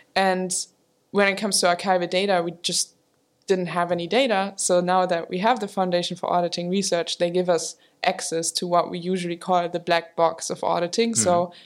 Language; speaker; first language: English; non-native, fluent; German